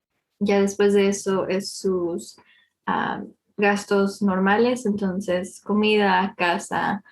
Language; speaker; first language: Spanish; early bilingual, heritage; Spanish